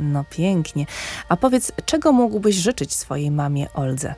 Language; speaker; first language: Polish; native; Polish